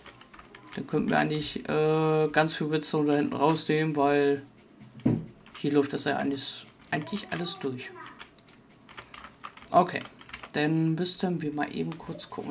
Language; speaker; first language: German; native; German